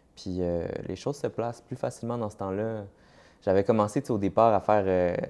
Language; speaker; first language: French; native; French